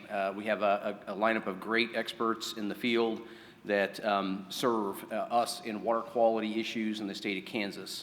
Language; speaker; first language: English; native; English